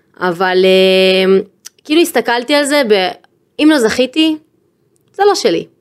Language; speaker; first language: Hebrew; native; Hebrew